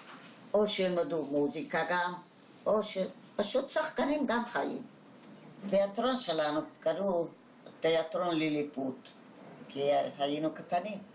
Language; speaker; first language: Hebrew; non-native, fluent; Hungarian